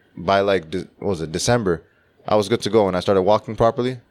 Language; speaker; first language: English; early bilingual, other home language; Czech